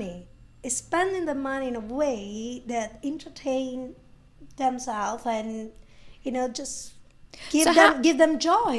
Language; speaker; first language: English; non-native, fluent; Italian